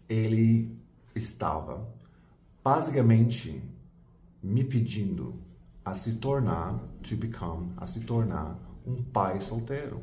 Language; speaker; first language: Portuguese; non-native, fluent; English